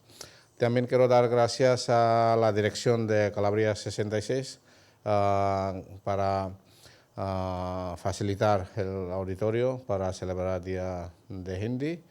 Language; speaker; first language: Spanish; non-native, fluent; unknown